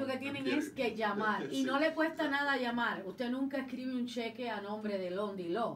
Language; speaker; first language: Spanish; native; Spanish